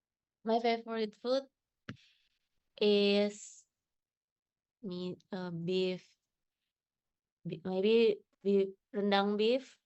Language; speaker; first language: English; non-native, learner; Indonesian